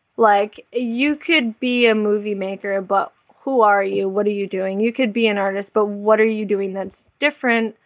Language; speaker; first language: English; native; English